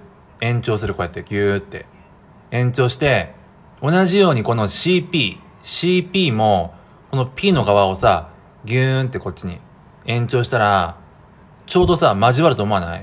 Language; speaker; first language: Japanese; native; Japanese